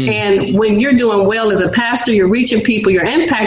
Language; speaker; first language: English; native; English